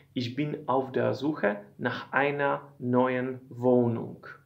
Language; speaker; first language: German; non-native, fluent; Polish